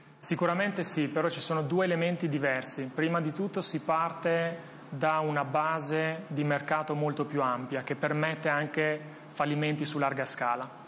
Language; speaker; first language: Italian; non-native, fluent; Albanian